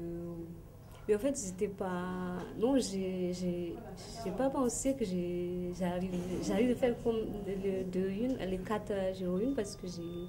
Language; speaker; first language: French; non-native, local second language; Malagasy